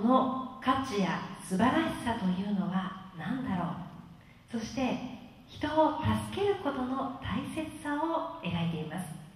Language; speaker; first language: Japanese; native; Japanese